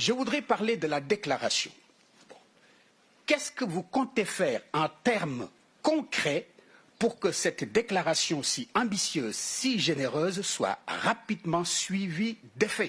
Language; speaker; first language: French; non-native, local second language; Wolof